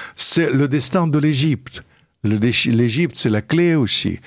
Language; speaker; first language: French; non-native, fluent; Russian